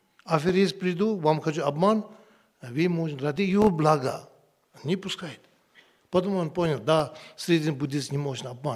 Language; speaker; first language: Russian; non-native, learner; Tibetan